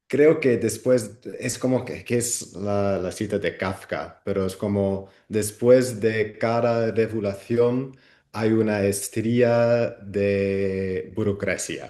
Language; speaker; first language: Spanish; non-native, fluent; Dutch